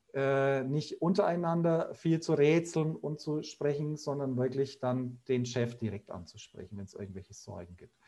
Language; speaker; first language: German; native; German